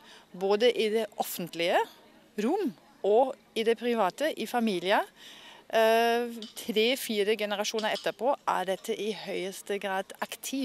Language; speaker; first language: Norwegian; non-native, fluent; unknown